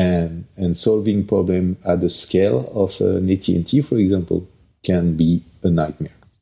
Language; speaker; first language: English; non-native, fluent; French